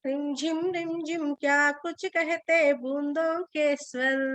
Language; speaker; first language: Hindi; non-native, local second language; Telugu